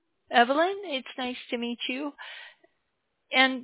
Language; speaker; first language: English; native; English